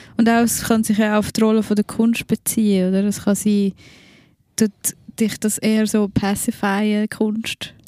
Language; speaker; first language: German; native; German